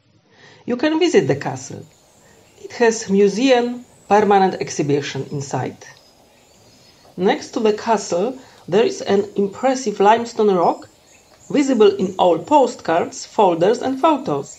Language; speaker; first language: English; non-native, fluent; Polish